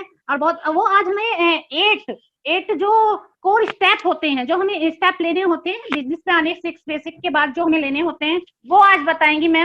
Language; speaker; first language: Hindi; native; Hindi